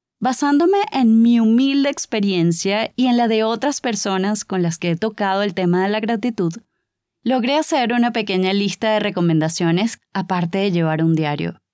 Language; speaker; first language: Spanish; native; Spanish